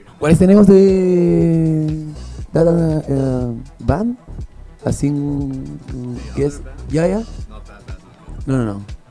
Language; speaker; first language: Spanish; native; Spanish